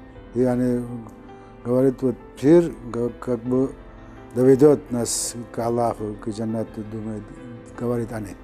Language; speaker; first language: Russian; non-native, local second language; Uzbek